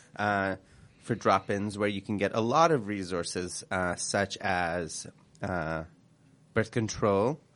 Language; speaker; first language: English; early bilingual, other home language; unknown